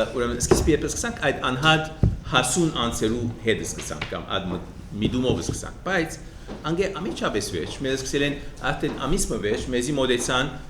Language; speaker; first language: Armenian; early bilingual, heritage; Armenian